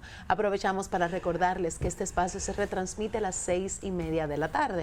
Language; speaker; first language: Spanish; native; Spanish